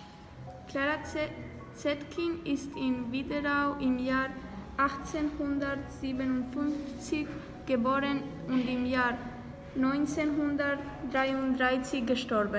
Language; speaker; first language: German; non-native, learner; Spanish